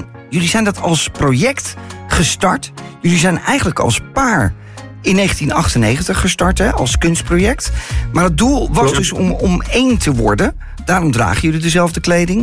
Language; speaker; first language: Dutch; native; Dutch